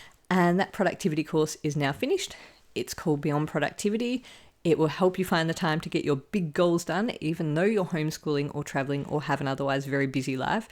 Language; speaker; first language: English; native; English